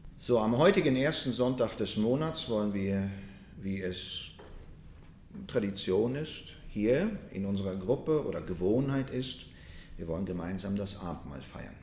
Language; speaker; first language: German; early bilingual, other home language; Russian